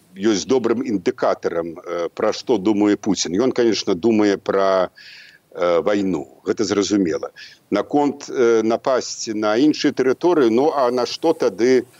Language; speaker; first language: Belarusian; native; Belarusian